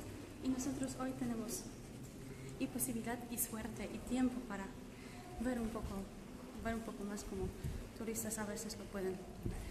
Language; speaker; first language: Spanish; non-native, fluent; Polish